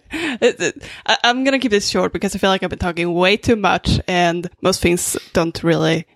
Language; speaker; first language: English; non-native, fluent; Swedish